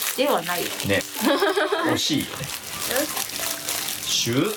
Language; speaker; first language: Japanese; native; Japanese